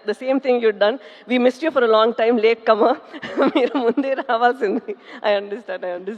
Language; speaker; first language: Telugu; non-native, local second language; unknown